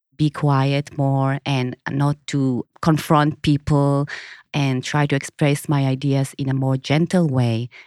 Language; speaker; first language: English; non-native, fluent; Hebrew